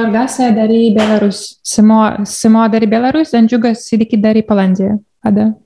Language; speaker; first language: Indonesian; non-native, learner; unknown